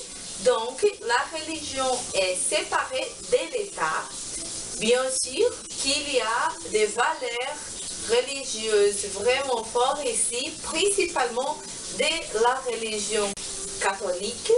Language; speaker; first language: French; non-native, learner; Portuguese